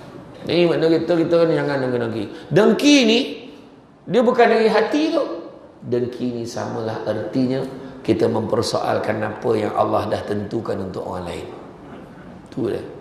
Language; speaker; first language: Malay; native; Malay